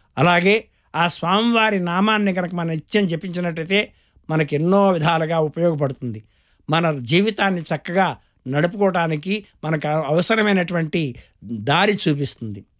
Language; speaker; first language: Telugu; early bilingual, heritage; Telugu